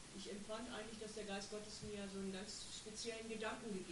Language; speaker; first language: German; native; German